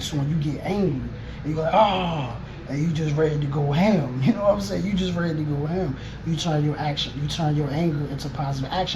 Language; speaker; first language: English; native; English